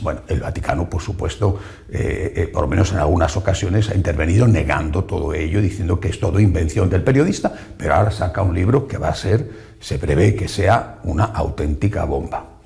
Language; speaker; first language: Spanish; native; Spanish